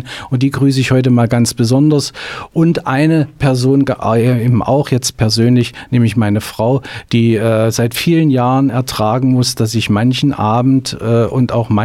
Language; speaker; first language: German; native; German